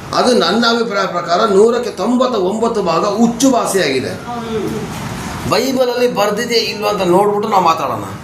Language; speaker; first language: Kannada; non-native, local second language; Kodava